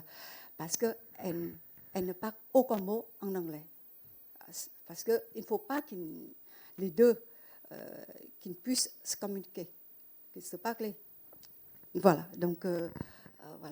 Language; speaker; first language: French; non-native, fluent; Vietnamese